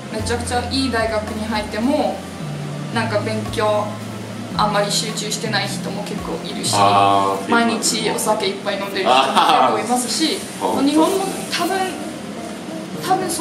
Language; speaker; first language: Japanese; non-native, fluent; English